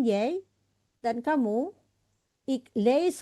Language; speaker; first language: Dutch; non-native, fluent; Indonesian